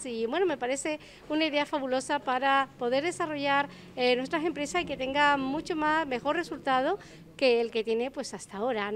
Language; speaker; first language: Spanish; native; Spanish